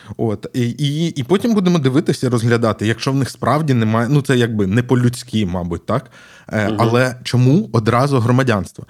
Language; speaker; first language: Ukrainian; native; Ukrainian